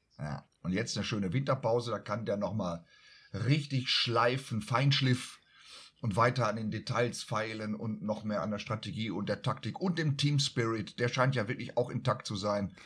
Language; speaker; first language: German; native; German